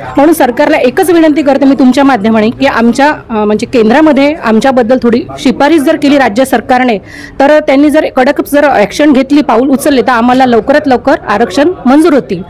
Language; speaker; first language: Marathi; non-native, local second language; Lambadi